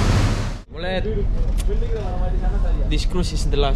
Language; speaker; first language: English; non-native, learner; Javanese